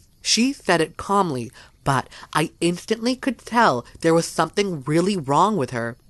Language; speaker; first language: English; native; English